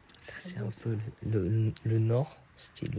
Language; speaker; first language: French; non-native, fluent; Japanese